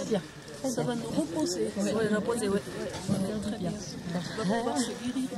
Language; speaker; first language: French; non-native, learner; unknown